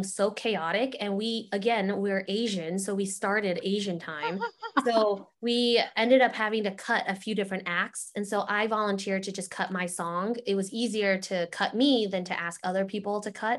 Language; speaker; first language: English; native; English